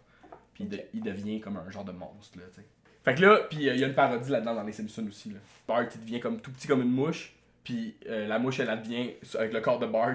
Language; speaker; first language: French; native; French